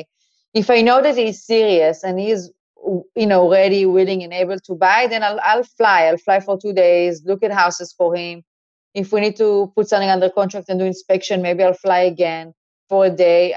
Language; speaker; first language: English; non-native, fluent; Hebrew